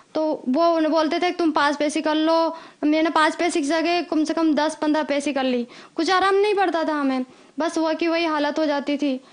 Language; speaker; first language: Hindi; native; Hindi